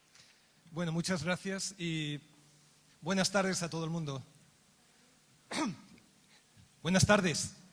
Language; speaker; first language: Spanish; native; Spanish